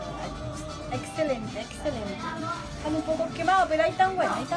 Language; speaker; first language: Spanish; native; Spanish